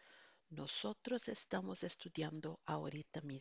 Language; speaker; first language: Spanish; non-native, fluent; Norwegian